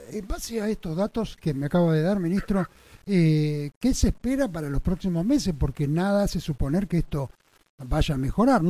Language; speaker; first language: Spanish; native; Spanish